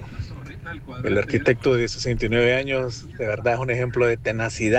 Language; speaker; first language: Spanish; native; Spanish